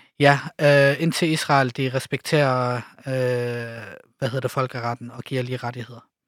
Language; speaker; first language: Danish; early bilingual, other home language; Arabic